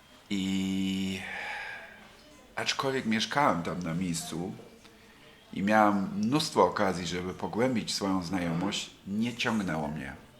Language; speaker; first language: Polish; non-native, fluent; German